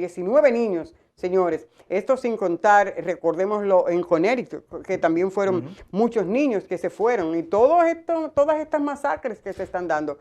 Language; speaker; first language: Spanish; native; Spanish